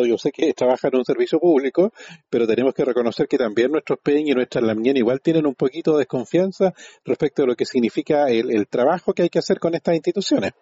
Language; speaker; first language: Spanish; native; Spanish